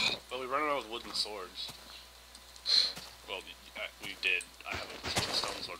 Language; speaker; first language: English; native; English